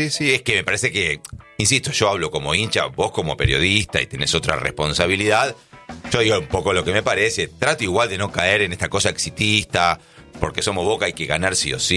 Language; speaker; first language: Spanish; native; Spanish